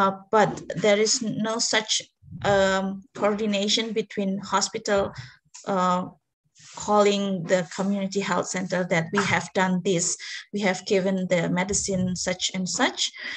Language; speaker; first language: English; non-native, fluent; Indonesian